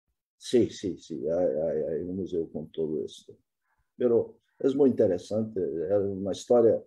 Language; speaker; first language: Spanish; non-native, fluent; Portuguese